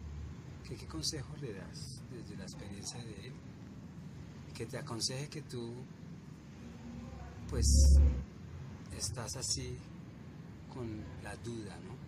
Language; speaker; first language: Spanish; native; Spanish